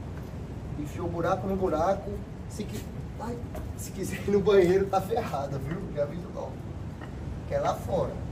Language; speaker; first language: Portuguese; native; Portuguese